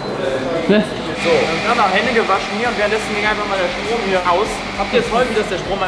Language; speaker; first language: German; native; German